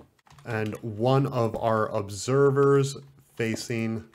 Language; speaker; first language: English; native; English